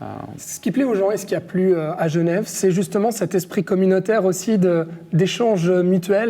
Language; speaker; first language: French; native; French